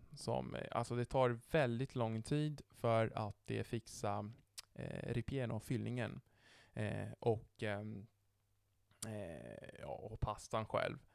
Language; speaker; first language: Swedish; non-native, fluent; Italian